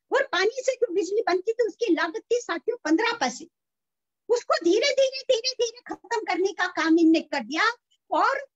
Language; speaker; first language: Hindi; native; Hindi